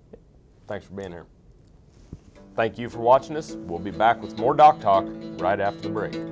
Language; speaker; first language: English; native; English